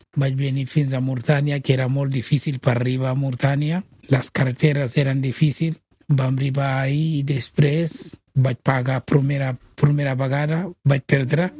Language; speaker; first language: Catalan; non-native, learner; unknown